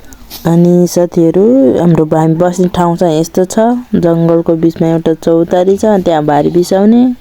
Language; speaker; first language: Nepali; non-native, local second language; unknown